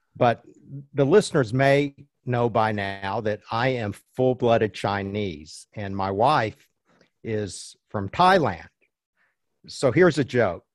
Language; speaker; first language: English; early bilingual, other home language; Chinese